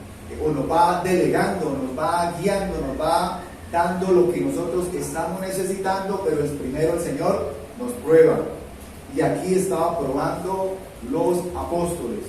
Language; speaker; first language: Spanish; native; Spanish